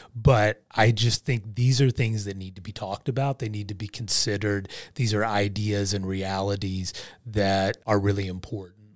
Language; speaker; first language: English; native; English